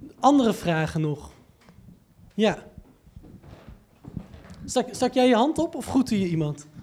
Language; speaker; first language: Dutch; native; Dutch